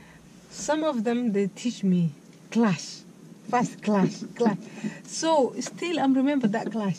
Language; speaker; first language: English; non-native, learner; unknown